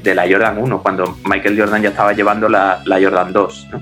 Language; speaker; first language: Spanish; native; Spanish